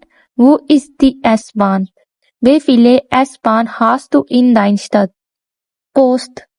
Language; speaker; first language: German; non-native, learner; Urdu